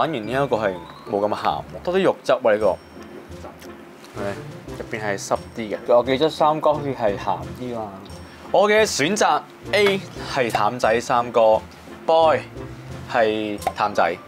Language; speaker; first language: Chinese; native; Chinese